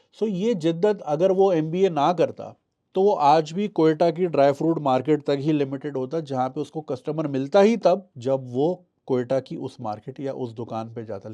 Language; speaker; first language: Urdu; native; Urdu